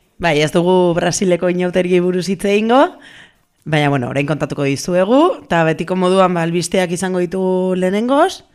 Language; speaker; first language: Basque; non-native, local second language; Spanish